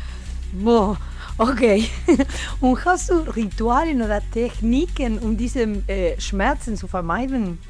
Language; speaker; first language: German; non-native, learner; Spanish